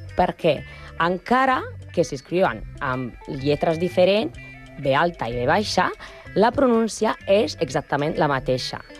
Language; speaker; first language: Catalan; non-native, learner; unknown